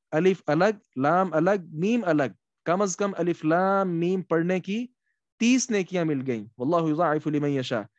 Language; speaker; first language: Urdu; non-native, local second language; Punjabi